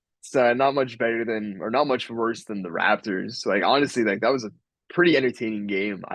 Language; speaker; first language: English; native; English